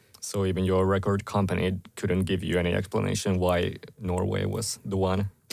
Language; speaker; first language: English; non-native, fluent; Finnish